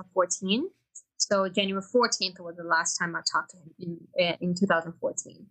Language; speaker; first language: English; non-native, fluent; Chinese